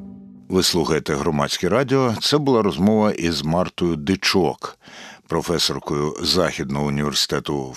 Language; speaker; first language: Ukrainian; native; Ukrainian